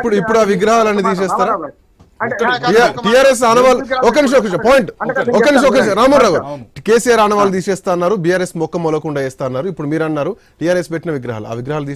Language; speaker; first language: Telugu; native; Telugu